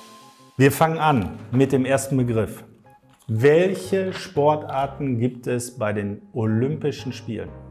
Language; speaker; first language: German; native; German